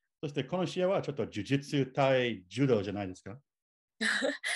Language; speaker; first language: Japanese; non-native, learner; English